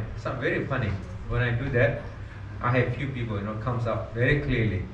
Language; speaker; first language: English; non-native, learner; Nepali